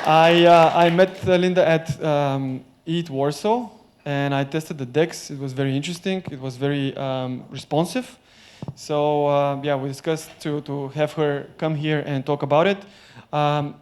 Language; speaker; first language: English; non-native, fluent; Bulgarian